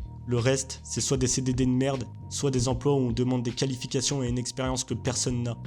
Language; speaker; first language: French; native; French